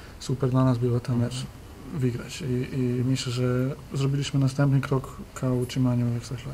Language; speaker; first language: Polish; non-native, learner; Serbian